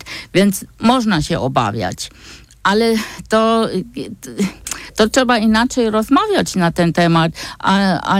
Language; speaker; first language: Polish; non-native, fluent; German